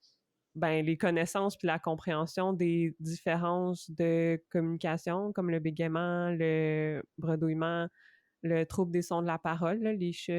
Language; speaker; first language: French; native; French